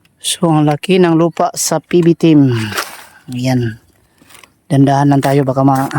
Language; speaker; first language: Filipino; non-native, local second language; Cebuano